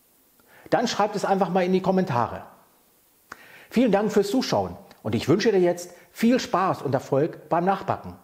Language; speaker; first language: German; native; German